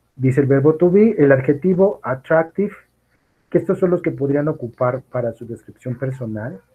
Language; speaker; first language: English; non-native, learner; Spanish